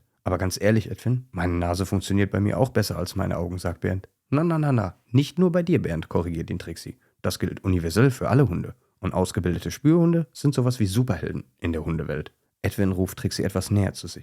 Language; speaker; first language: German; native; German